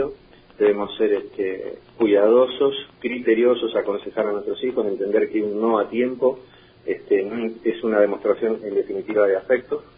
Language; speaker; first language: Spanish; native; Spanish